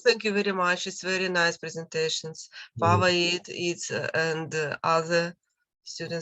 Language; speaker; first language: English; non-native, learner; Russian